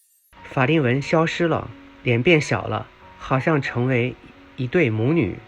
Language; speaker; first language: Chinese; native; Chinese